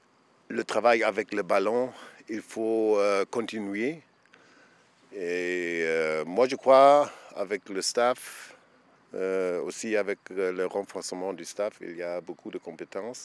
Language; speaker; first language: French; non-native, fluent; German